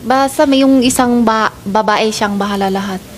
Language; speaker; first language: Filipino; non-native, learner; Chinese